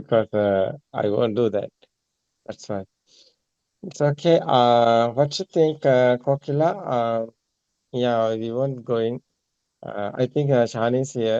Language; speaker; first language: English; non-native, learner; Sinhala